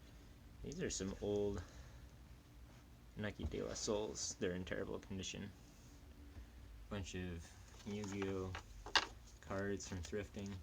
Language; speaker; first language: English; native; English